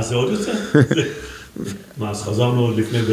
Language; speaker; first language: Hebrew; native; Hebrew